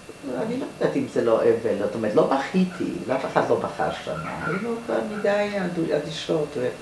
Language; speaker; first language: Hebrew; non-native, fluent; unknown